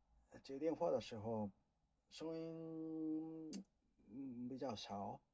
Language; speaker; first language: Chinese; non-native, learner; Japanese